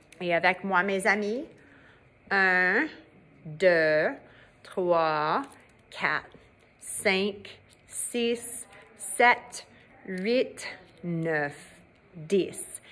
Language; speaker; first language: French; non-native, fluent; English